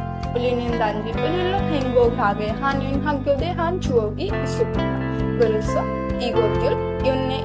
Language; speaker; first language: Korean; non-native, learner; Hindi